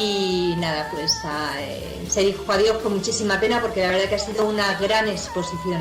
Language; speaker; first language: Spanish; native; Spanish